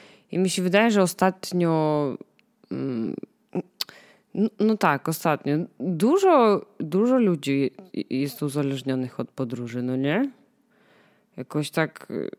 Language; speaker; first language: Polish; non-native, fluent; Russian